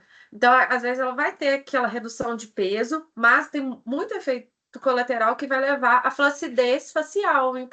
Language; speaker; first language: Portuguese; native; Portuguese